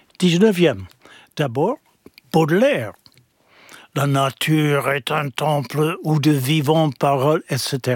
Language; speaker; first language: French; non-native, fluent; English